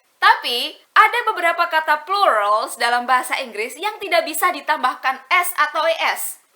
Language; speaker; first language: Indonesian; native; Indonesian